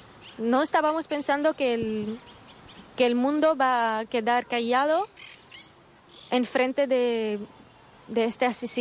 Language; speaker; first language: Spanish; non-native, fluent; Arabic